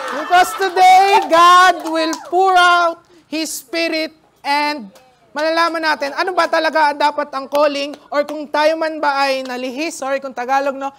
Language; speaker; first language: Filipino; native; Filipino